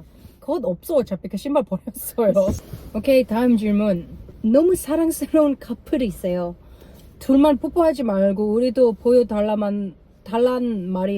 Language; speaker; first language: Korean; non-native, learner; English